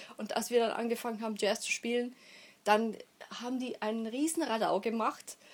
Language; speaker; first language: German; native; German